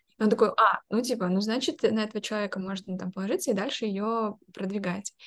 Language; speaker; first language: Russian; native; Russian